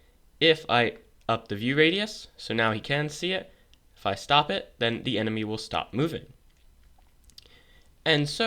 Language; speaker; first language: English; native; English